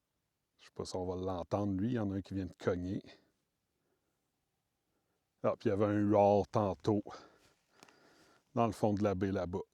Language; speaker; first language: French; native; French